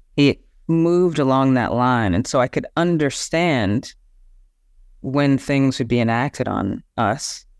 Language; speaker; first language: English; native; English